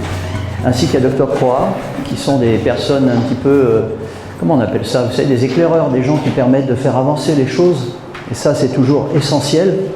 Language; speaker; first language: French; native; French